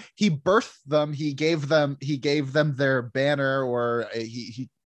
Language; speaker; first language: English; native; English